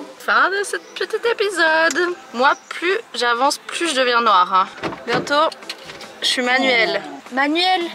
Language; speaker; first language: French; native; French